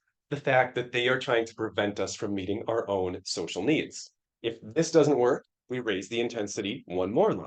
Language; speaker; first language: English; native; English